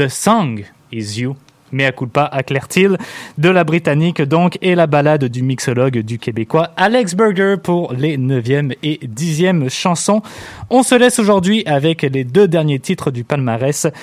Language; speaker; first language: French; native; French